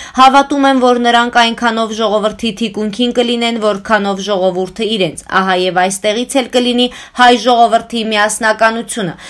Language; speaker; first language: Armenian; native; Armenian